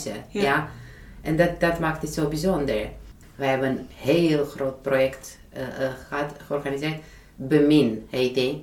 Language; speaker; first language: Dutch; non-native, fluent; Romanian